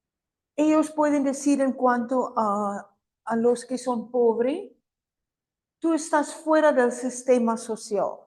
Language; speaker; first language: Spanish; non-native, fluent; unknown